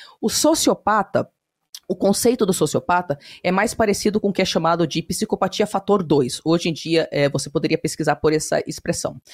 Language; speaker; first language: Portuguese; early bilingual, heritage; Portuguese